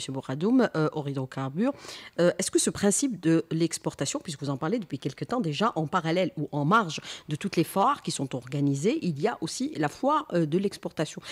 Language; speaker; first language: French; non-native, local second language; Arabic